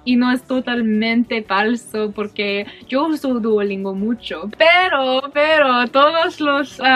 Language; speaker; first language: Spanish; non-native, learner; English